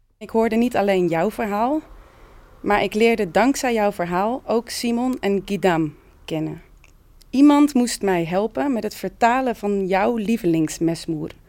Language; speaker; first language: Dutch; native; Dutch